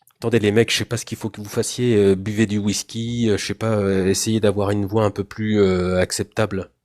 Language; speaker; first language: French; native; French